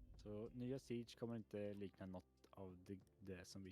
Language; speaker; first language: Swedish; native; Swedish